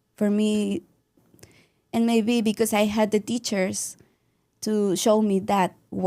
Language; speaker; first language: English; non-native, learner; Spanish